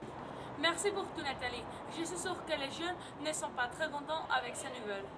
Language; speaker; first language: French; non-native, learner; Spanish